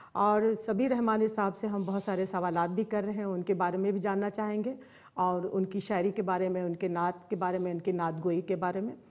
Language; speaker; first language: Urdu; native; Urdu